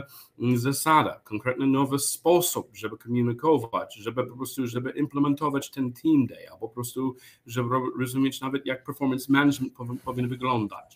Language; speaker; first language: Polish; non-native, learner; English